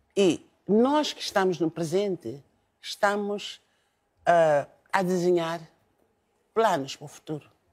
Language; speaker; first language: Portuguese; non-native, local second language; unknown